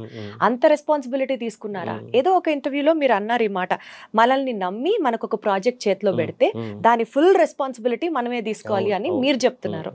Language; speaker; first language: Telugu; native; Telugu